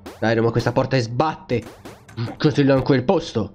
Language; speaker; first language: Italian; native; Italian